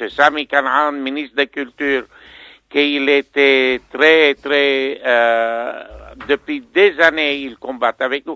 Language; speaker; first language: French; non-native, fluent; Armenian